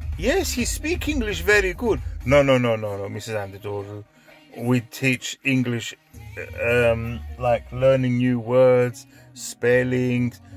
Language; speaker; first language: English; early bilingual, other home language; Greek